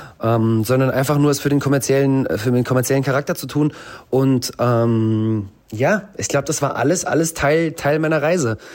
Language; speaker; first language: German; early bilingual, other home language; Russian